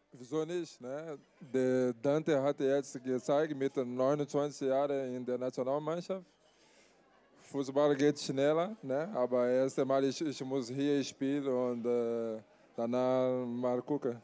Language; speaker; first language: German; non-native, learner; Portuguese